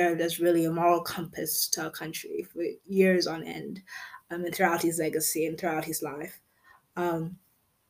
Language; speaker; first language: English; native; English